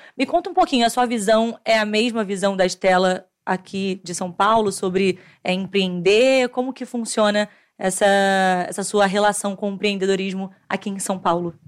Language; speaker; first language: Portuguese; native; Portuguese